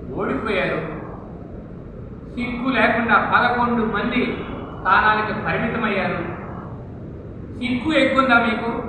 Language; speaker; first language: Telugu; native; Telugu